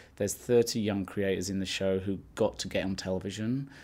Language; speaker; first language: English; native; English